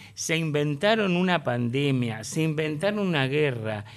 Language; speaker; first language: Spanish; native; Spanish